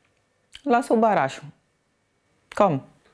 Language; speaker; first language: German; non-native, learner; Portuguese